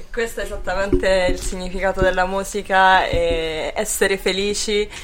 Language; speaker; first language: Italian; native; Italian